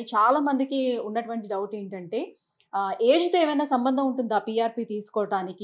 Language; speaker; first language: Telugu; native; Telugu